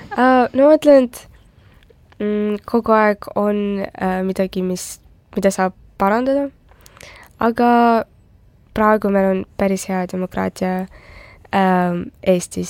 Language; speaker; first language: Estonian; non-native, local second language; Russian